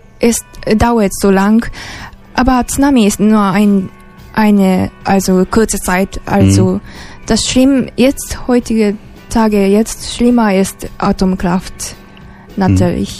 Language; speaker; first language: German; non-native, learner; Japanese